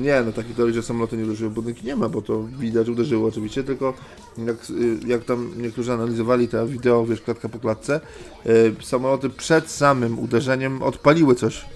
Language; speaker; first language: Polish; native; Polish